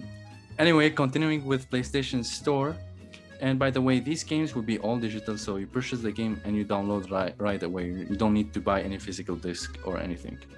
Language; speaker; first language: English; non-native, fluent; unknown